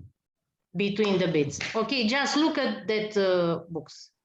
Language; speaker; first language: English; non-native, learner; Romanian